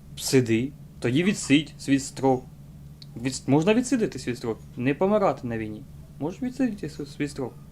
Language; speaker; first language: Ukrainian; non-native, local second language; Russian